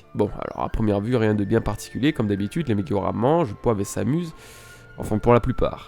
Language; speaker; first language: French; native; French